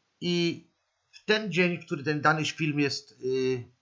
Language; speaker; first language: Polish; native; Polish